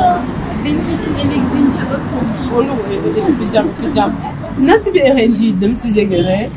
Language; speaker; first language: Turkish; non-native, learner; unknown